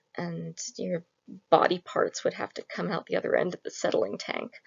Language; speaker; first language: English; native; English